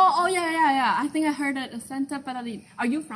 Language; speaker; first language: English; non-native, fluent; Chinese